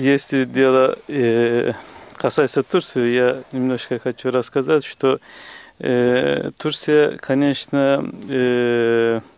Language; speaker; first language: Russian; non-native, fluent; Turkish